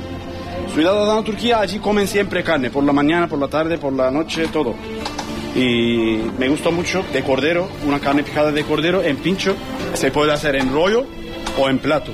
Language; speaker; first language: Spanish; non-native, learner; Turkish